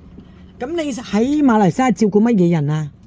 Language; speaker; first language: Cantonese; native; Cantonese